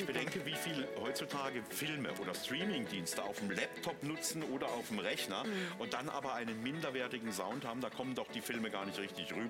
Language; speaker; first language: German; native; German